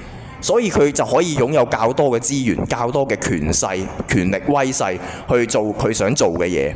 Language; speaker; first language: Cantonese; native; Cantonese